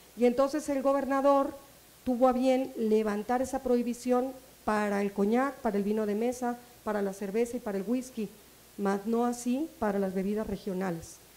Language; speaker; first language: Spanish; native; Spanish